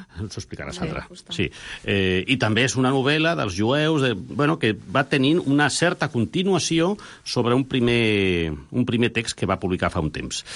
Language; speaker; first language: Catalan; non-native, local second language; Spanish